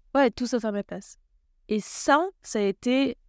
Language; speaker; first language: French; native; French